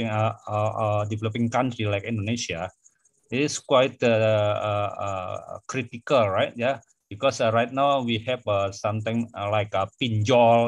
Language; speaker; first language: English; non-native, fluent; Indonesian